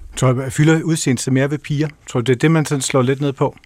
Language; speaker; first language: Danish; native; Danish